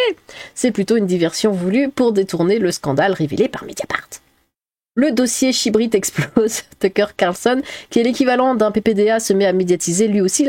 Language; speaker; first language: French; native; French